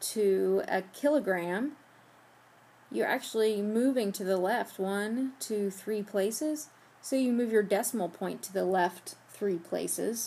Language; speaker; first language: English; native; English